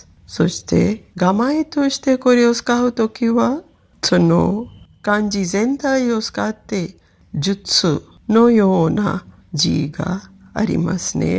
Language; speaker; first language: Japanese; non-native, fluent; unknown